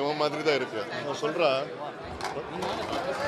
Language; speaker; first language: Tamil; non-native, learner; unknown